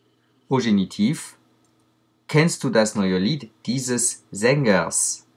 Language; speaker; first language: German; non-native, fluent; French